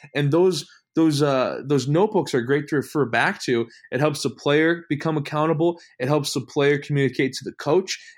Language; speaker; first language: English; native; English